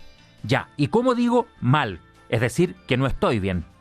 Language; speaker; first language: Spanish; native; Spanish